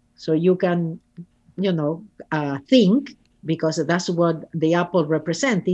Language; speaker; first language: English; non-native, fluent; Spanish